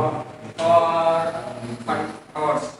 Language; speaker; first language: English; non-native, learner; Indonesian